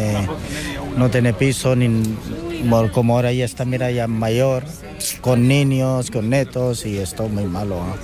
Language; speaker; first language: Spanish; non-native, learner; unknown